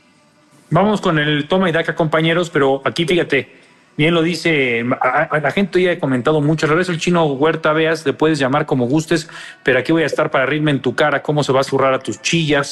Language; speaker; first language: Spanish; native; Spanish